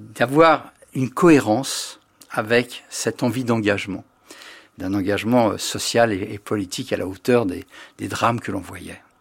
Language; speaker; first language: French; native; French